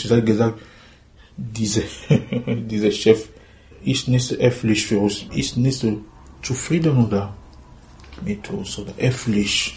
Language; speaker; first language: German; non-native, learner; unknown